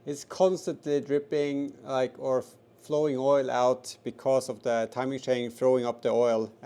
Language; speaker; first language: English; non-native, fluent; Norwegian